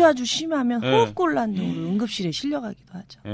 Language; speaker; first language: Korean; native; Korean